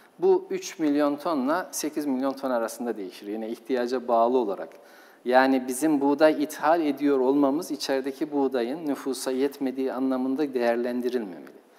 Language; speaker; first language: Turkish; native; Turkish